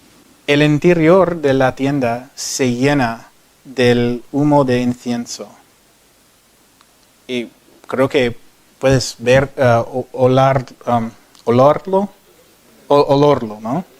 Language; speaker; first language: Spanish; non-native, learner; English